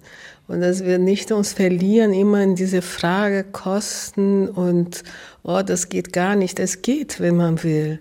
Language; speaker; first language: German; non-native, fluent; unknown